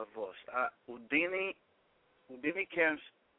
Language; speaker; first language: English; non-native, fluent; Spanish